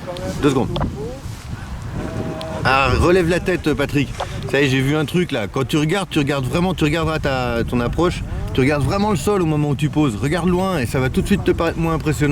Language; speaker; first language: French; native; French